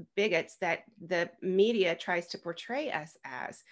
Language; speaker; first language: English; native; English